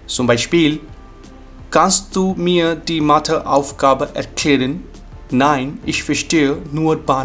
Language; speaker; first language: German; non-native, fluent; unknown